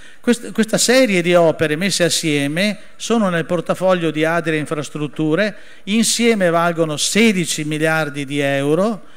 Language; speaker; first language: Italian; native; Italian